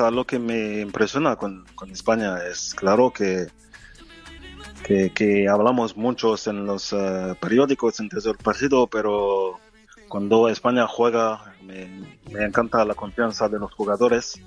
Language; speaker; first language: Spanish; non-native, fluent; French